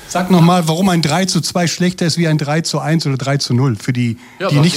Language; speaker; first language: German; native; German